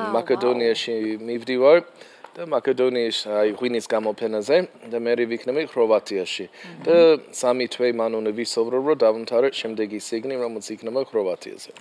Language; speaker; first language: Georgian; non-native, fluent; English